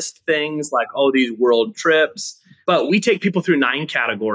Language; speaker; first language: English; native; English